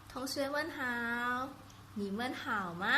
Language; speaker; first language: Chinese; non-native, fluent; Thai